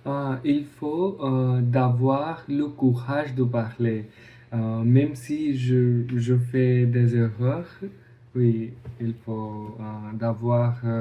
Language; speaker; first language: French; non-native, learner; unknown